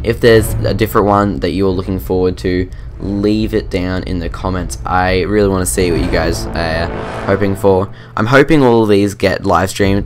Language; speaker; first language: English; native; English